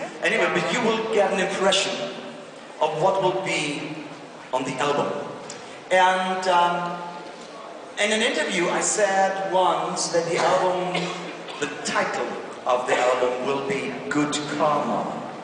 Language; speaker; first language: English; non-native, fluent; German